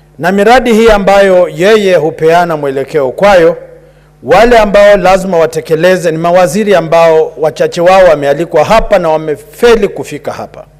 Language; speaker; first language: Swahili; non-native, local second language; Luyia